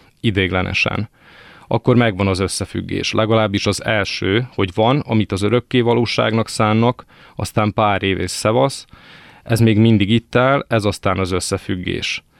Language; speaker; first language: Hungarian; native; Hungarian